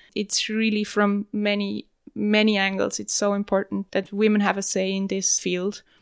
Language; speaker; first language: English; non-native, fluent; German